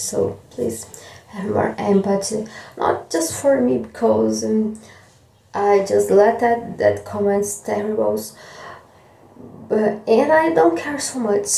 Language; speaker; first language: English; non-native, learner; Portuguese